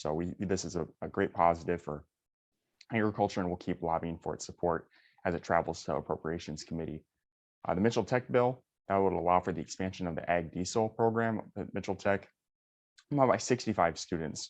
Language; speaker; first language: English; native; English